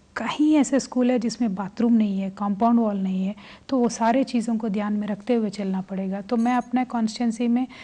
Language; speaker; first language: Hindi; non-native, local second language; Telugu